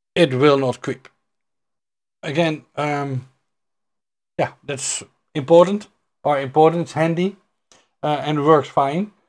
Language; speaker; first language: English; non-native, fluent; Dutch